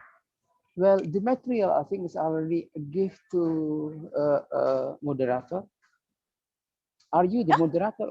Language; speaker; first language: English; non-native, fluent; Indonesian